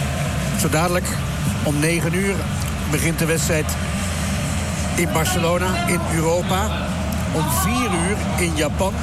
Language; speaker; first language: Dutch; native; Dutch